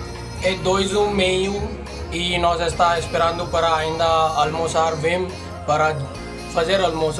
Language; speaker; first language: Portuguese; non-native, learner; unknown